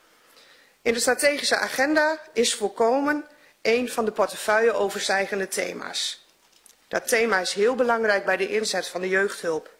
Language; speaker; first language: Dutch; native; Dutch